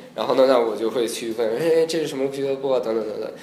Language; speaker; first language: Chinese; early bilingual, heritage; Chinese